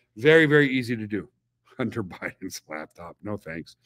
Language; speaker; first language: English; native; English